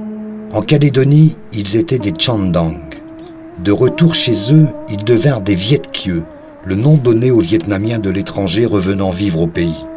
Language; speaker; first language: French; native; French